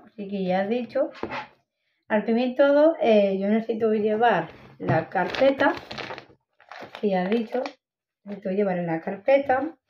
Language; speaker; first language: Spanish; non-native, local second language; Catalan